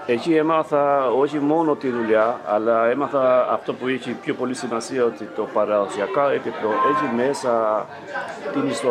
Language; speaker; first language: Greek; non-native, learner; Albanian